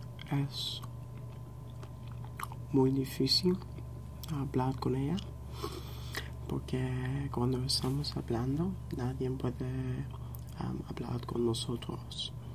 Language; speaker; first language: Spanish; non-native, learner; English